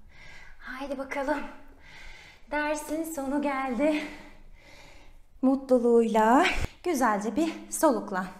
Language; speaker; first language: Turkish; native; Turkish